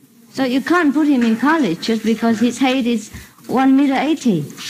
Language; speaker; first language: English; non-native, fluent; Vietnamese